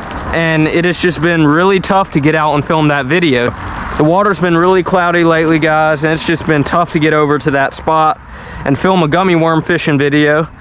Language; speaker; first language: English; native; English